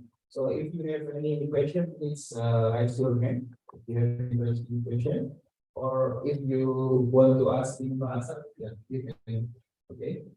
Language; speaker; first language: English; non-native, learner; Indonesian